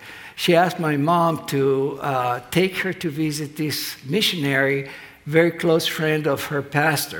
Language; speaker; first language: English; non-native, fluent; Spanish